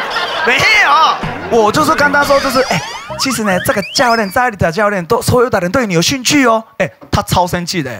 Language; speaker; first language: Chinese; native; Chinese